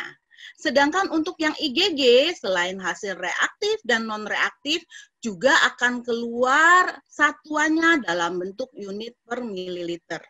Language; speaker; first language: Indonesian; native; Indonesian